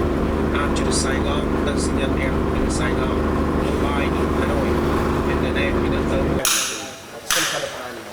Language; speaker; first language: English; non-native, fluent; Vietnamese